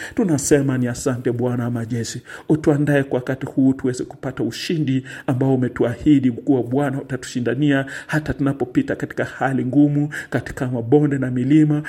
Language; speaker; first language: Swahili; non-native, local second language; Luyia